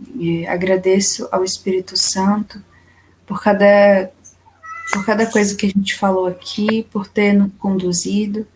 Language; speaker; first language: Portuguese; native; Portuguese